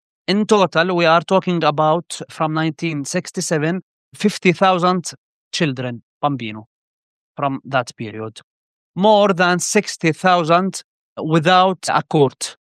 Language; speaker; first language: English; non-native, learner; Arabic